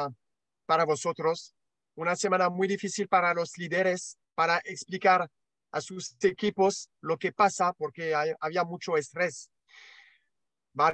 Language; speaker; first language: Spanish; non-native, learner; French